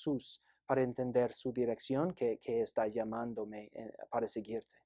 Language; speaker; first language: Spanish; non-native, fluent; English